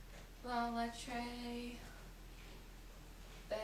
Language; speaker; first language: Spanish; non-native, learner; English